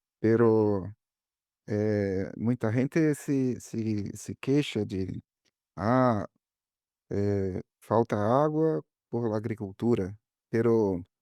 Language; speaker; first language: Spanish; non-native, learner; Portuguese